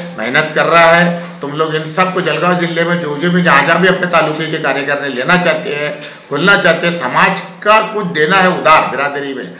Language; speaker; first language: Hindi; native; Hindi